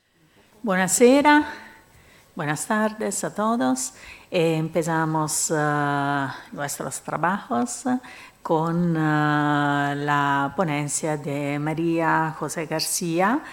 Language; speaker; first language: Spanish; non-native, fluent; Italian